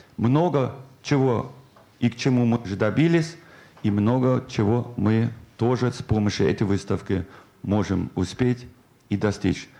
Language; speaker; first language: Russian; non-native, fluent; German